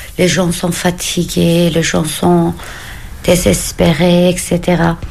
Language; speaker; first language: French; non-native, fluent; Kurdish